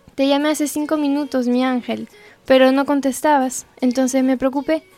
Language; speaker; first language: Spanish; non-native, fluent; French